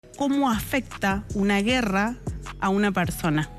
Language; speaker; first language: Spanish; native; Spanish